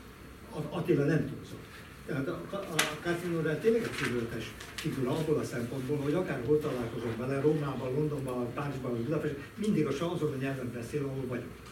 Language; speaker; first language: Hungarian; native; Hungarian